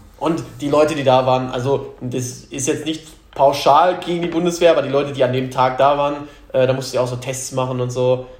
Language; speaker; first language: German; native; German